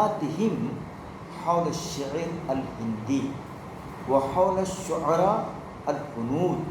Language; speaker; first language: Arabic; non-native, fluent; Urdu